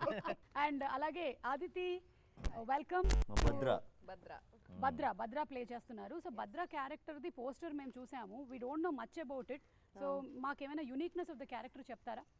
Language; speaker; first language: Telugu; native; Telugu